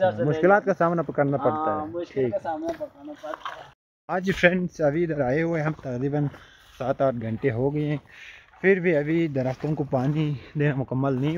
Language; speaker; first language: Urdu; non-native, local second language; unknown